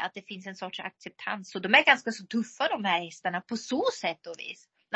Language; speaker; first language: Swedish; non-native, fluent; German